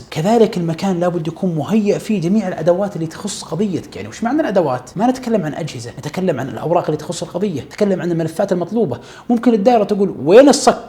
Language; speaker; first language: Arabic; native; Arabic